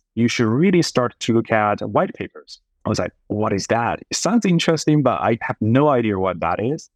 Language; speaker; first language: English; non-native, fluent; Chinese